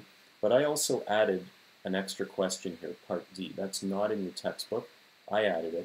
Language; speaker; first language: English; native; English